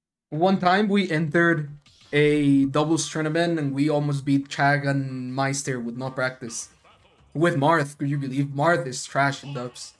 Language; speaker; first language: English; non-native, fluent; Spanish